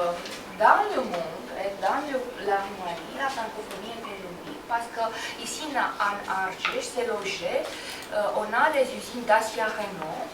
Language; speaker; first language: French; non-native, fluent; Romanian